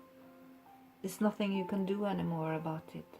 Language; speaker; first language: English; non-native, fluent; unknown